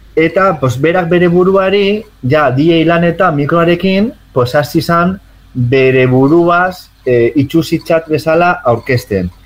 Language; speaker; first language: Basque; native; Basque